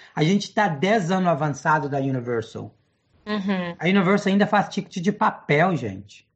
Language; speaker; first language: Portuguese; non-native, fluent; English